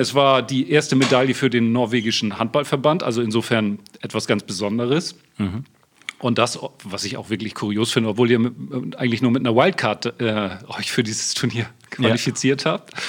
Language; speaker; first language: German; native; German